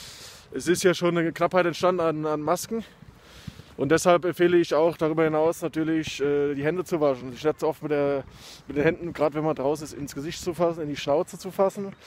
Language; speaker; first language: German; native; German